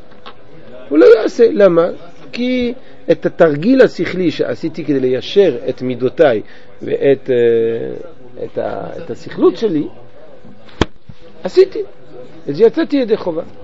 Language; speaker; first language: Hebrew; non-native, fluent; French